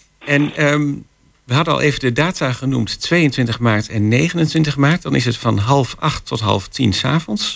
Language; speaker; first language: Dutch; native; Dutch